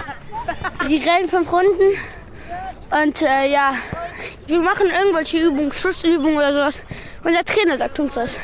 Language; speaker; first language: German; early bilingual, other home language; Pashto